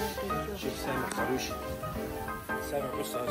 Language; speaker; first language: Russian; non-native, learner; Arabic